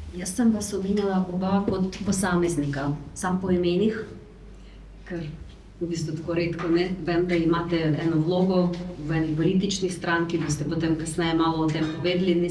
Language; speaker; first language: Slovenian; non-native, fluent; Ukrainian